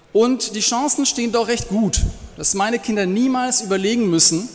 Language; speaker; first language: German; non-native, fluent; French